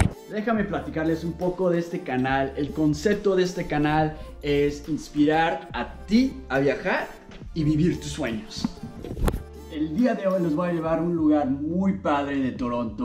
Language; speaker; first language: Spanish; early bilingual, heritage; Spanish